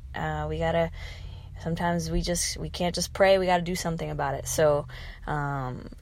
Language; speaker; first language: English; early bilingual, other home language; Spanish